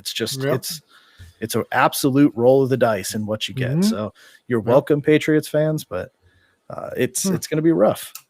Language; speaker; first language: English; native; English